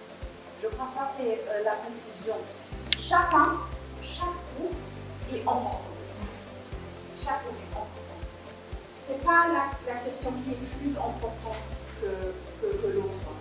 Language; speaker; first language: French; non-native, fluent; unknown